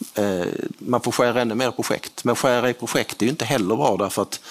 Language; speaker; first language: Swedish; native; Swedish